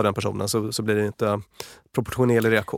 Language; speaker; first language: Swedish; native; Swedish